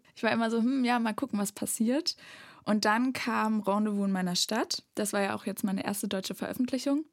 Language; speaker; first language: German; native; German